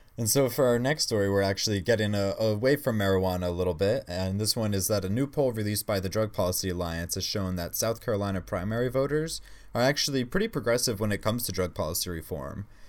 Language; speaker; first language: English; native; English